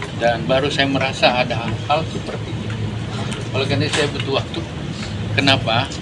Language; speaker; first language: Indonesian; native; Indonesian